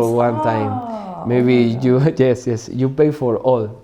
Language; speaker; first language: English; non-native, learner; Spanish